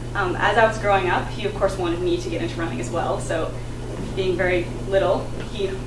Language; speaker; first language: English; native; English